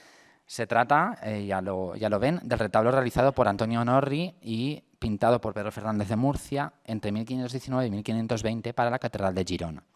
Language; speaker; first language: Spanish; native; Spanish